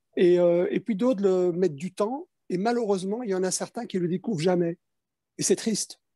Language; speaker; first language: French; early bilingual, other home language; Spanish